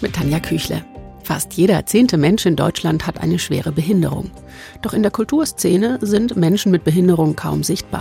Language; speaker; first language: German; native; German